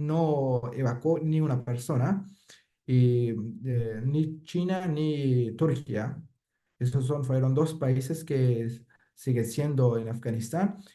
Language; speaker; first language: Spanish; non-native, fluent; Persian